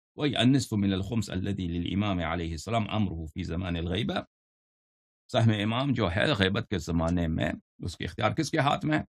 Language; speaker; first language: Urdu; non-native, fluent; Persian